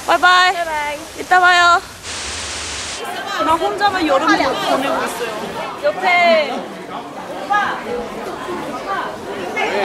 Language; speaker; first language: Korean; non-native, fluent; Chinese